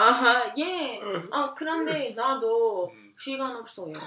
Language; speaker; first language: Korean; non-native, learner; English